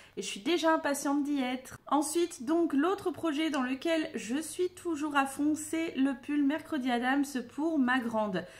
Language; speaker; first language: French; native; French